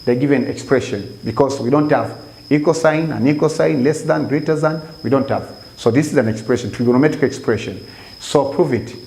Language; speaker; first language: English; non-native, local second language; Swahili